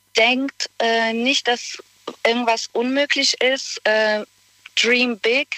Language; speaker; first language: German; non-native, fluent; Bosnian